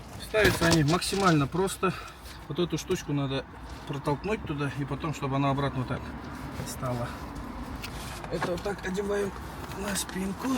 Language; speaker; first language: Russian; native; Russian